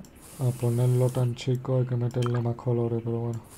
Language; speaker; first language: Spanish; native; Spanish